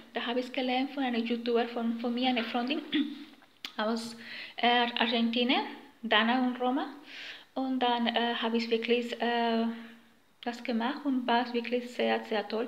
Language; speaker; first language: German; non-native, learner; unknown